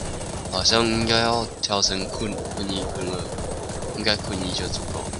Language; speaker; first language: Chinese; native; Chinese